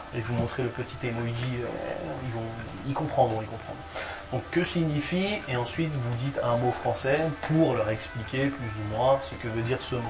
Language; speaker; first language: French; native; French